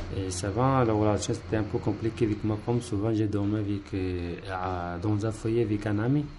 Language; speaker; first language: French; non-native, learner; Punjabi